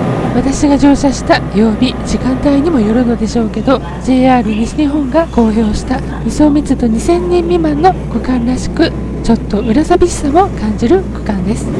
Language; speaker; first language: Japanese; native; Japanese